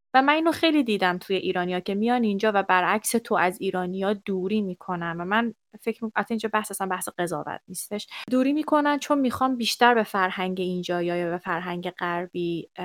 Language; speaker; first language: Persian; native; Persian